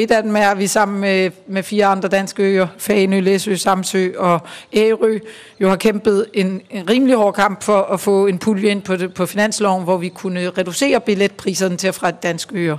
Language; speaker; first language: Danish; native; Danish